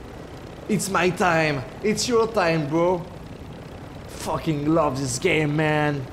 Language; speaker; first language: English; non-native, learner; French